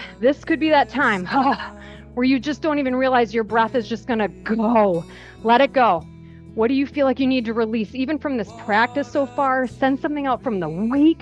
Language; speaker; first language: English; native; English